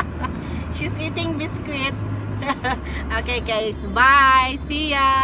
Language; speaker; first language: English; non-native, local second language; Filipino